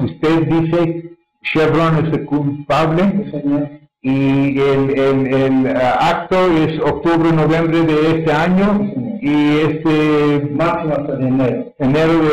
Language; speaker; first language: Spanish; non-native, learner; English